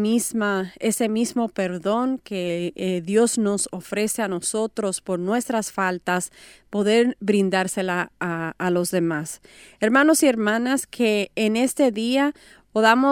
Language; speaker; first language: Spanish; native; Spanish